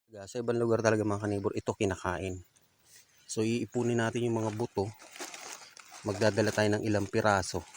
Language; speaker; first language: Filipino; native; Filipino